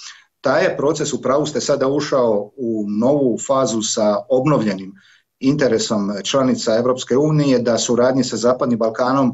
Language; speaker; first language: Serbian; native; Serbian